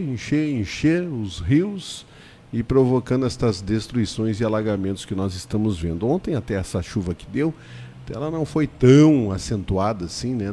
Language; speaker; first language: Portuguese; native; Portuguese